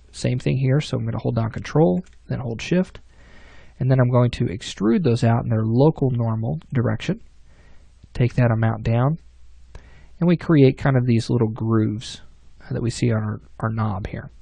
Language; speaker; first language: English; native; English